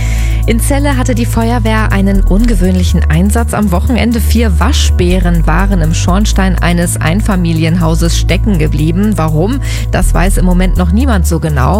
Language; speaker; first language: German; native; German